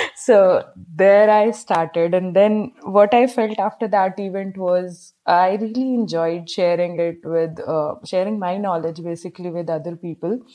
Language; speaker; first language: English; non-native, local second language; Hindi